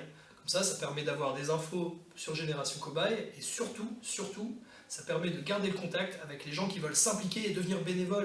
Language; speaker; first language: French; native; French